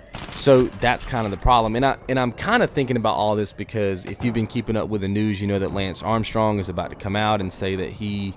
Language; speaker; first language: English; native; English